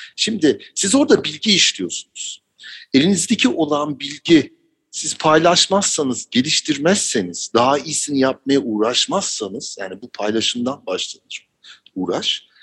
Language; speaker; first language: Turkish; early bilingual, heritage; Turkish